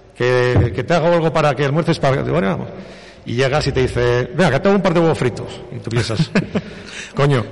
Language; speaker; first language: Spanish; native; Spanish